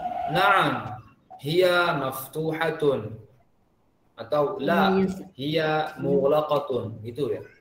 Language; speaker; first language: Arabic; non-native, fluent; Indonesian